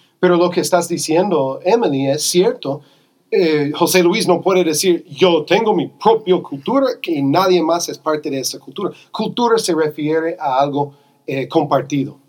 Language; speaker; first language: Spanish; non-native, fluent; English